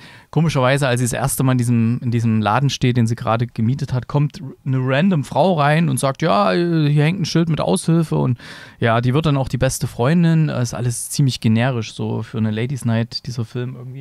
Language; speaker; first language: German; native; German